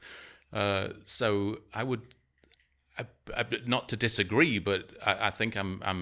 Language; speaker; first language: English; native; English